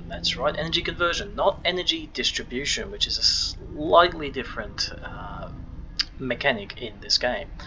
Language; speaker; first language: English; native; English